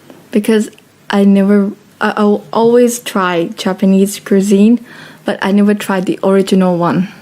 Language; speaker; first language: English; non-native, fluent; Thai